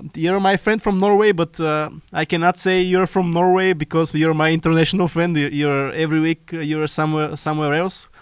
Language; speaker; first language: English; non-native, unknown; Bulgarian